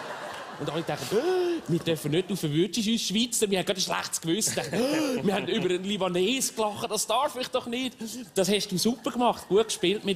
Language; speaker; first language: German; native; German